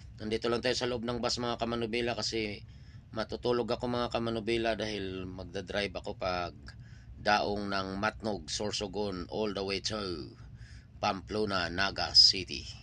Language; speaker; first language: Filipino; non-native, local second language; Waray